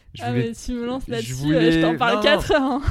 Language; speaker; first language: French; native; French